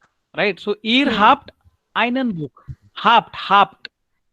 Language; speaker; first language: German; non-native, learner; Marathi